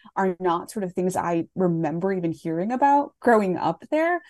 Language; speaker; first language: English; native; English